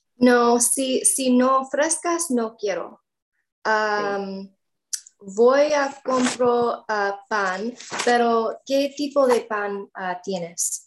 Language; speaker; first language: Spanish; non-native, learner; English